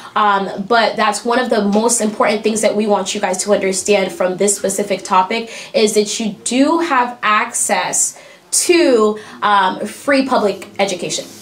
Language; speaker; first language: English; early bilingual, other home language; French